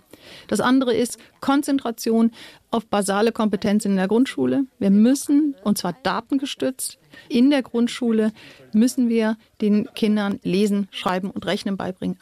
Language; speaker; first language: German; native; German